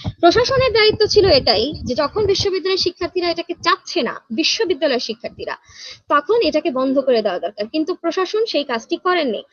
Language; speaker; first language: Bangla; native; Bangla